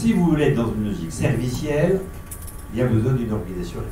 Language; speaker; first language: French; native; French